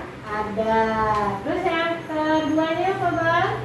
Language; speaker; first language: Indonesian; native; Indonesian